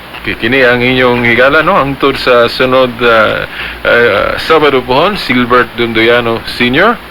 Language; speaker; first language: Cebuano; native; Cebuano